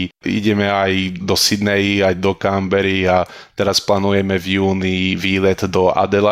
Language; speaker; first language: Slovak; early bilingual, heritage; Slovak